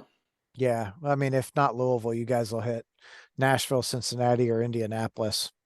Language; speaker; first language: English; native; English